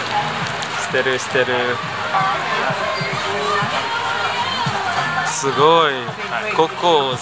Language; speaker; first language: Japanese; non-native, learner; Indonesian